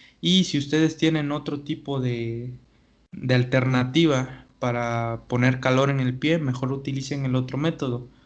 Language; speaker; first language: Spanish; native; Spanish